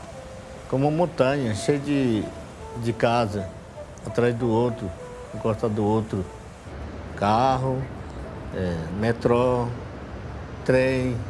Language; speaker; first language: Portuguese; non-native, local second language; Yanomámi